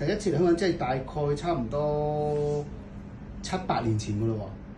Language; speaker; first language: Cantonese; native; Cantonese